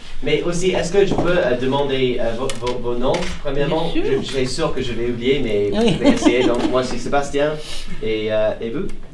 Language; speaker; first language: French; non-native, fluent; English